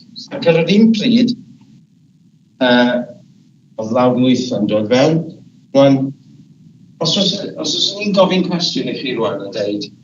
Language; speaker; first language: Welsh; native; Welsh